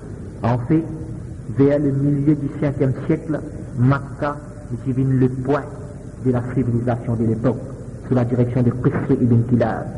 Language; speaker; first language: French; non-native, local second language; Morisyen